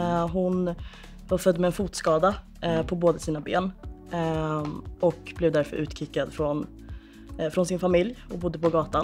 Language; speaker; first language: Swedish; native; Swedish